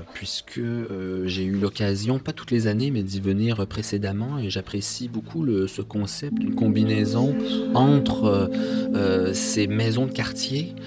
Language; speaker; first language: French; native; French